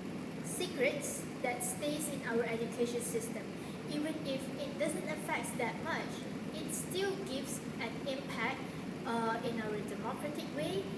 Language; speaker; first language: English; non-native, local second language; Malay